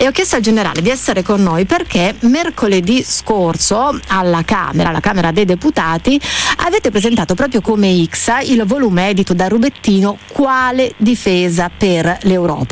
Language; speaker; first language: Italian; native; Italian